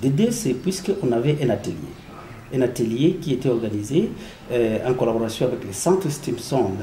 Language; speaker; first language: French; non-native, local second language; Swahili